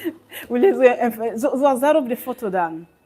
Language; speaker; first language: Dutch; non-native, learner; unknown